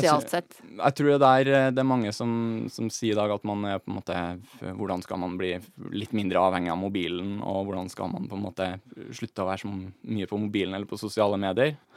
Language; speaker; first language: Norwegian; native; Norwegian